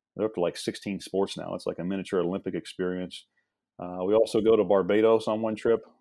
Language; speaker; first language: English; native; English